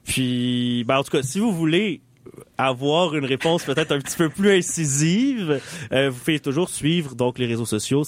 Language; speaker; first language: French; native; French